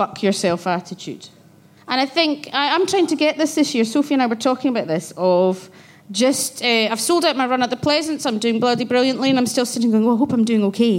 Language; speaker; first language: English; native; English